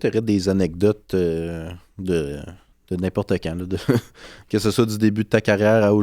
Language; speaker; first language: French; native; French